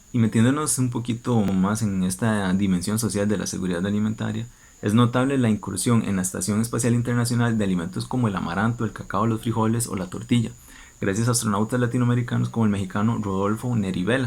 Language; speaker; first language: Spanish; native; Spanish